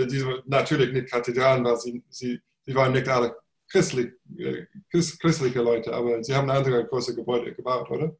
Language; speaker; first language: German; non-native, fluent; English